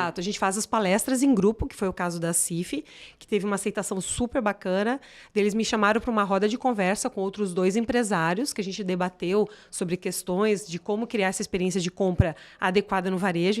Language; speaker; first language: Portuguese; native; Portuguese